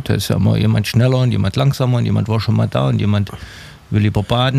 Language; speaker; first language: German; native; German